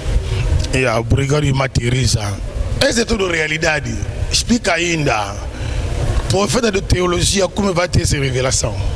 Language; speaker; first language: Portuguese; non-native, learner; Lingala